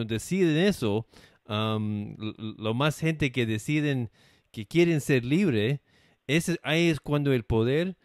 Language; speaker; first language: Spanish; non-native, learner; English